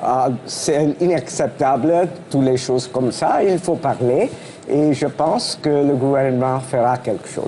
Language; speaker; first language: French; non-native, fluent; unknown